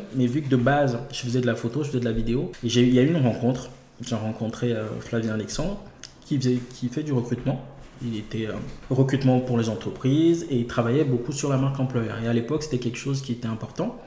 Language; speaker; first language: French; non-native, local second language; Ewe